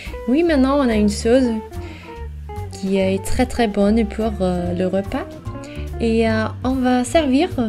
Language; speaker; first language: French; non-native, fluent; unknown